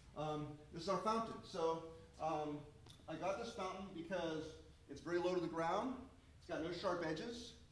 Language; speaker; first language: English; native; English